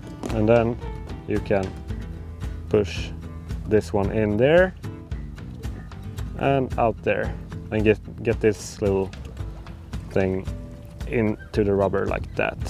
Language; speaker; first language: English; non-native, fluent; Swedish